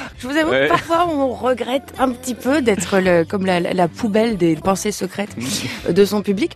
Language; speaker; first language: French; non-native, fluent; Lithuanian